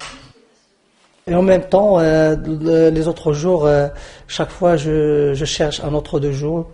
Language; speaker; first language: French; non-native, local second language; Arabic